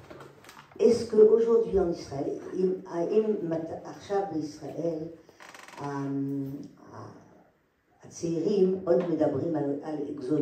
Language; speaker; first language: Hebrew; non-native, learner; French